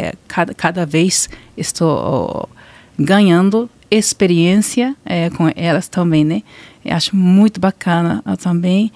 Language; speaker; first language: Portuguese; non-native, learner; Japanese